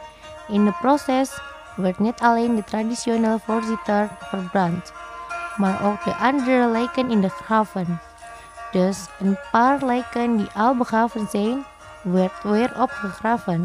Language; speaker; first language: Dutch; non-native, fluent; Indonesian